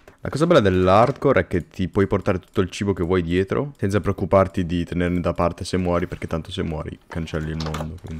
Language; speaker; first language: Italian; native; Italian